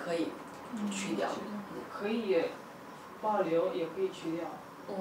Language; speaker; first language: Chinese; non-native, fluent; Russian